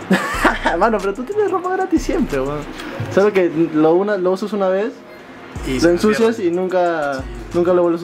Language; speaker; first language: Spanish; native; Spanish